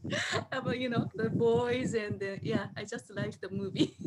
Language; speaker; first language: English; non-native, fluent; Japanese